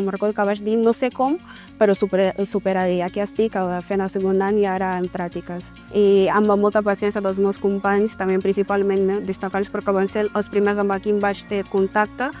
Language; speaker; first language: Catalan; non-native, fluent; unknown